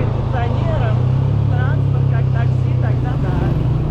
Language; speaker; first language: Russian; native; Russian